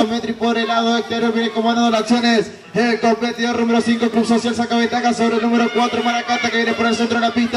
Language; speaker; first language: Spanish; native; Spanish